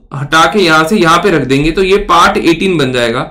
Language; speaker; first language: Hindi; native; Hindi